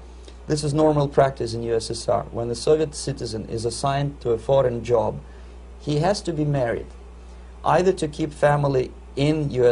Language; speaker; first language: English; non-native, fluent; Russian